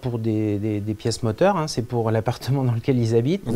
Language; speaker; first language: French; native; French